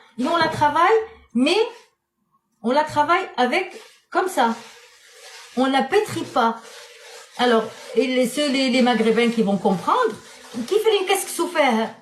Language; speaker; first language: French; non-native, local second language; Arabic